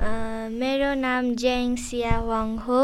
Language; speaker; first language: Nepali; early bilingual, other home language; Chinese